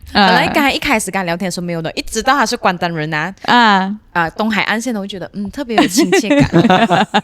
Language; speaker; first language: Chinese; non-native, local second language; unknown